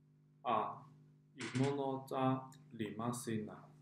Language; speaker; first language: Japanese; non-native, learner; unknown